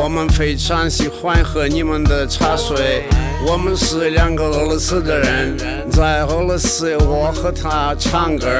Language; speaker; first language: Chinese; non-native, learner; Russian